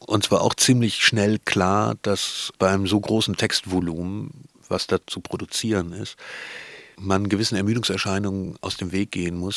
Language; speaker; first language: German; native; German